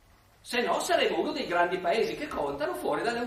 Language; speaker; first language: Italian; native; Italian